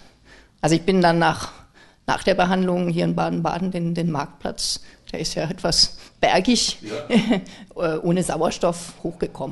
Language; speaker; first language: German; native; German